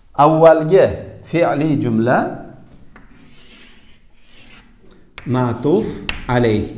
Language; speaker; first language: Arabic; non-native, fluent; Uzbek